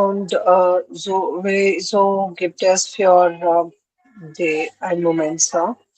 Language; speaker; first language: German; non-native, learner; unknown